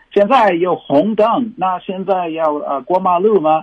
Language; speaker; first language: Chinese; non-native, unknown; English